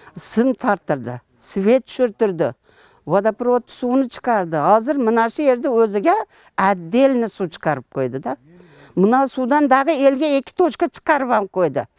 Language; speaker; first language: Kyrgyz; non-native, local second language; Uzbek